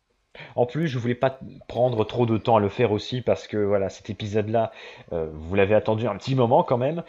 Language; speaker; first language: French; native; French